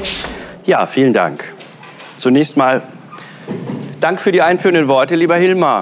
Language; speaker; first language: German; native; German